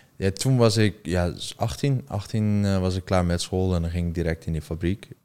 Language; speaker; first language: Dutch; early bilingual, heritage; Dutch